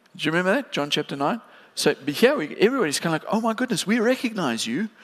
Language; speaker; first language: English; native; English